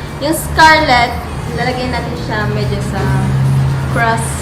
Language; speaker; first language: Filipino; native; Filipino